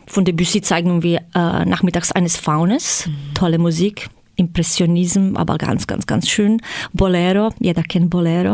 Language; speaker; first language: German; non-native, fluent; Croatian